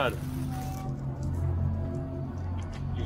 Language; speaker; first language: Portuguese; non-native, learner; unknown